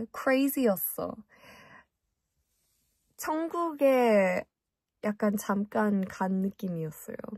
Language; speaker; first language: Korean; early bilingual, heritage; English